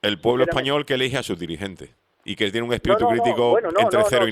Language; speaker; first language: Spanish; native; Spanish